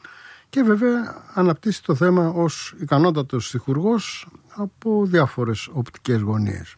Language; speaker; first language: Greek; native; Greek